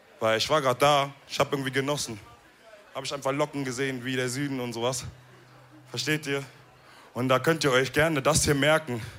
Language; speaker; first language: German; early bilingual, other home language; Wolof